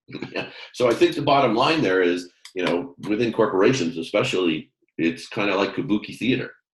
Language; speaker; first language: English; native; English